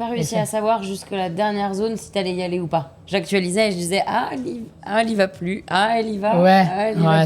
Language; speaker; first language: French; native; French